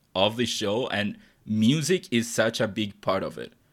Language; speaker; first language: English; non-native, fluent; Spanish